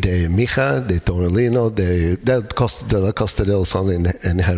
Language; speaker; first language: Spanish; non-native, learner; English